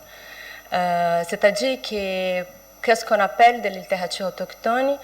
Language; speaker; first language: French; non-native, fluent; Portuguese